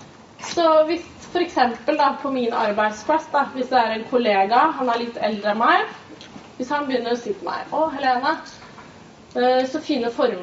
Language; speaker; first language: Norwegian; native; Norwegian